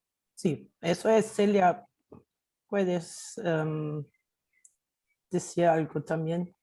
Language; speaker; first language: Spanish; non-native, fluent; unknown